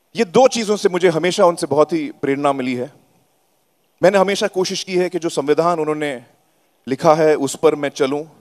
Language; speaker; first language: Hindi; native; Hindi